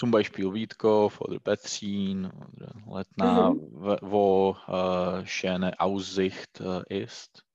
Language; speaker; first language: German; non-native, learner; Czech